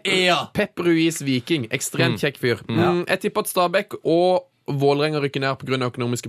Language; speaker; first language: Norwegian; native; Norwegian